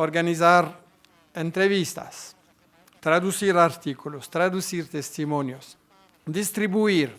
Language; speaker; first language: Spanish; non-native, fluent; French